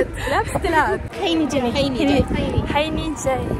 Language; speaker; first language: Arabic; native; Arabic